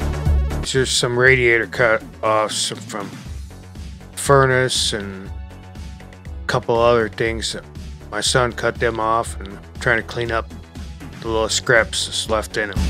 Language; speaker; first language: English; native; English